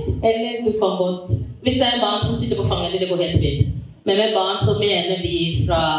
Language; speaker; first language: Norwegian; early bilingual, other home language; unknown